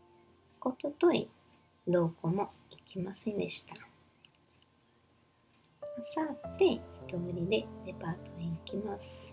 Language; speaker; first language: Japanese; non-native, learner; Portuguese